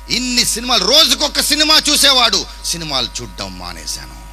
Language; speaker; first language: Telugu; non-native, local second language; English